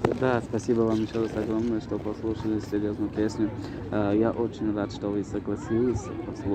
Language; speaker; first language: Russian; non-native, local second language; Tajik